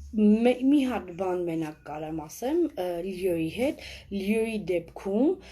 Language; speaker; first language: Armenian; native; Armenian